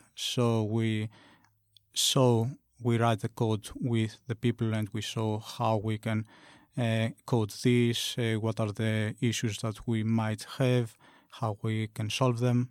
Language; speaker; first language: English; non-native, fluent; Greek